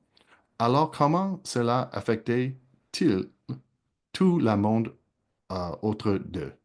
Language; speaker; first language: French; non-native, local second language; English